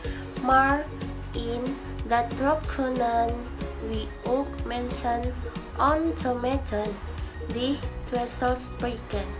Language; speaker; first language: Dutch; non-native, learner; Indonesian